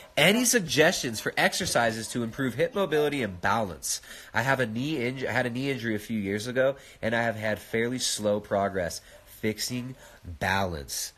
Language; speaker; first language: English; native; English